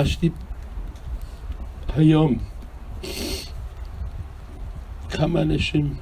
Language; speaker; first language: Hebrew; non-native, fluent; English